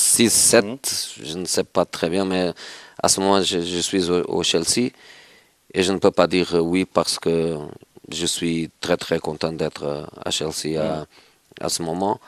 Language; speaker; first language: French; non-native, fluent; Portuguese